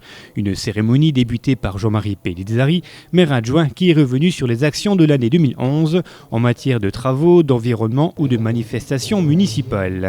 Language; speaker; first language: French; native; French